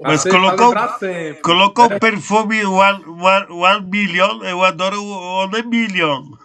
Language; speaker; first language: Portuguese; non-native, learner; Polish